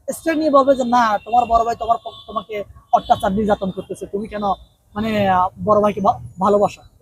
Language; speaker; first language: Bangla; non-native, local second language; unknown